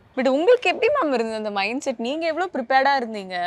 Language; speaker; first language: Tamil; native; Tamil